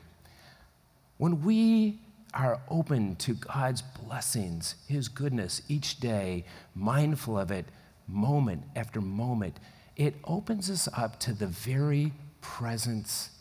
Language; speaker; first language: English; native; English